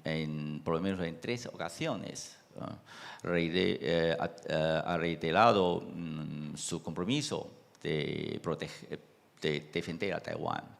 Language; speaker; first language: Spanish; non-native, fluent; Chinese